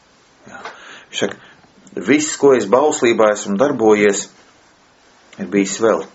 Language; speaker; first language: Latvian; native; Latvian